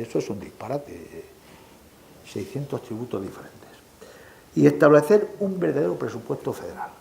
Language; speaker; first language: Spanish; native; Spanish